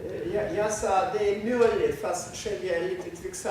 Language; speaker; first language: Swedish; non-native, fluent; Russian